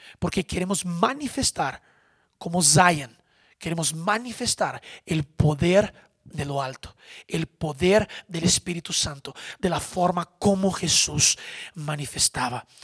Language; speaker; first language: Spanish; non-native, fluent; Portuguese